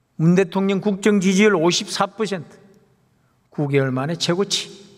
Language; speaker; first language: Korean; native; Korean